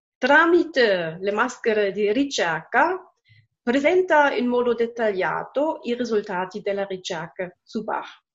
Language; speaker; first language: Italian; non-native, fluent; German